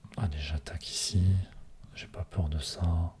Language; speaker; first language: French; native; French